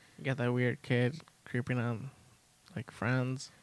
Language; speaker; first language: English; early bilingual, other home language; Spanish